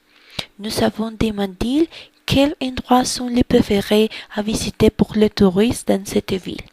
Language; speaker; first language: French; non-native, learner; Spanish